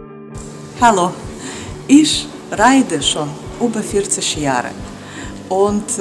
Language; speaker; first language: German; non-native, learner; Russian